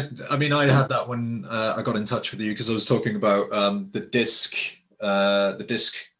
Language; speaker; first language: English; native; English